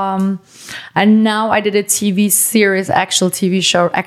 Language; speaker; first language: English; non-native, fluent; German